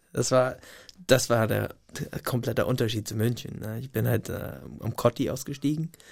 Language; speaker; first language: German; non-native, fluent; English